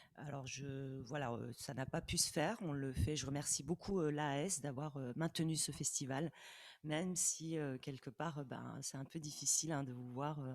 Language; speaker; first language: French; native; French